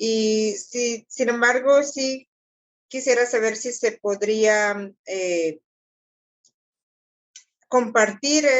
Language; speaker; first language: Spanish; non-native, local second language; English